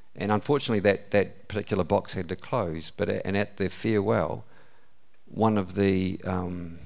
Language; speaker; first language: English; native; English